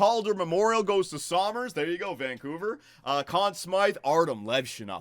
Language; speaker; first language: English; native; English